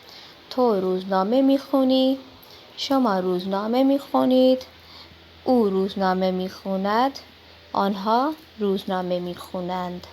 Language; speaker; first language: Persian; non-native, learner; Urdu